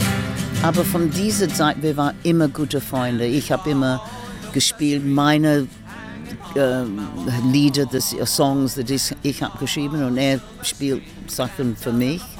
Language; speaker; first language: German; non-native, learner; English